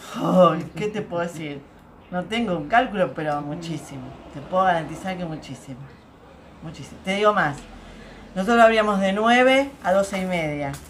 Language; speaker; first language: Spanish; native; Spanish